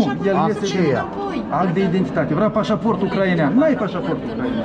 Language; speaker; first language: Romanian; native; Romanian